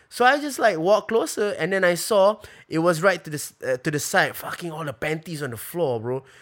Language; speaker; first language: English; native; English